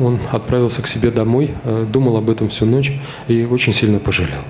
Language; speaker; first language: Russian; native; Russian